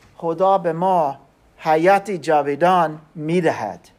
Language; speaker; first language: Persian; non-native, learner; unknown